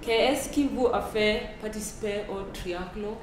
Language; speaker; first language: French; non-native, learner; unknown